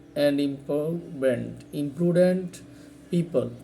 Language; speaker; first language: English; non-native, local second language; Bangla